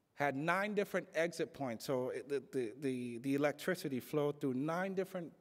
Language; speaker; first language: English; native; English